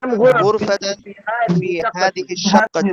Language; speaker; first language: Arabic; non-native, learner; Bangla